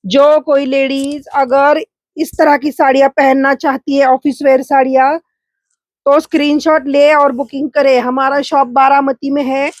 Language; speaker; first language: Hindi; non-native, local second language; Marathi